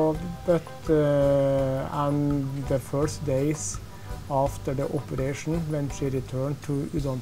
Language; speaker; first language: English; non-native, fluent; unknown